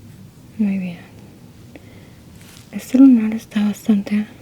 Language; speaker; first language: Spanish; early bilingual, heritage; Spanish